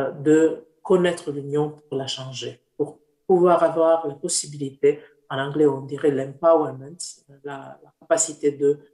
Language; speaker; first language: French; non-native, fluent; Italian